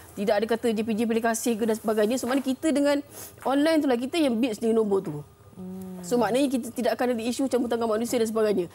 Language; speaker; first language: Malay; native; Malay